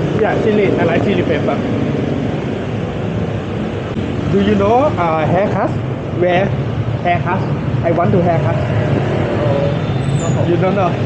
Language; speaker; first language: English; non-native, learner; Thai